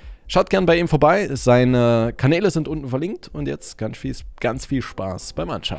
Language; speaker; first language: German; native; German